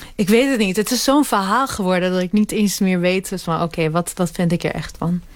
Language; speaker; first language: Dutch; early bilingual, other home language; Hebrew